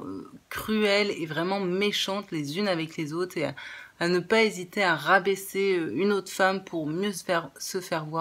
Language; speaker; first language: French; native; French